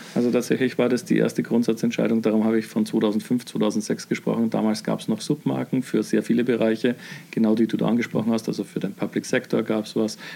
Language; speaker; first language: German; native; German